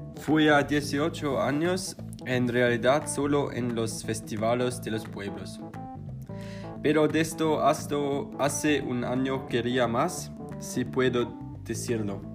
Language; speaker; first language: Spanish; non-native, learner; German